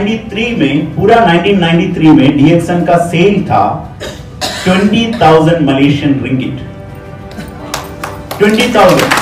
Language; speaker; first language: Hindi; non-native, fluent; Bangla